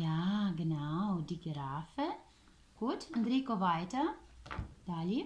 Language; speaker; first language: German; non-native, fluent; Ukrainian